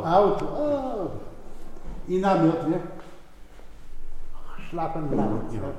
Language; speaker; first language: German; non-native, learner; Polish